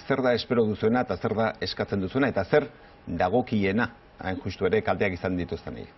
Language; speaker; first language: Basque; native; Basque